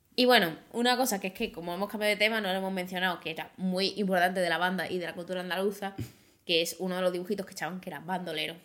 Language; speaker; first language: Spanish; native; Spanish